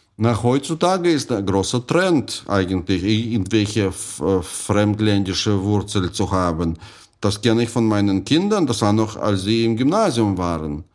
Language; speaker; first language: German; non-native, fluent; Russian